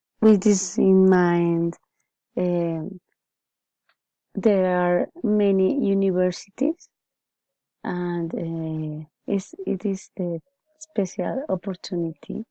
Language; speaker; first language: English; non-native, learner; Spanish